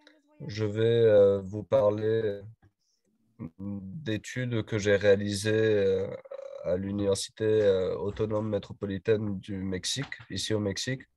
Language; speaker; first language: French; non-native, learner; Spanish